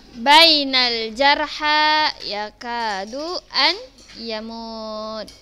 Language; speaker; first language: Arabic; non-native, fluent; Indonesian